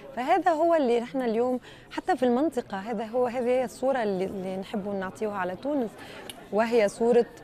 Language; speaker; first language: Arabic; native; Arabic